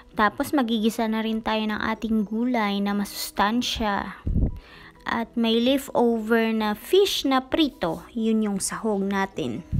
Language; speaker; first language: Filipino; non-native, local second language; Hiligaynon